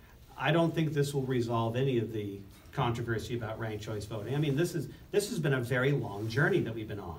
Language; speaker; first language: English; native; English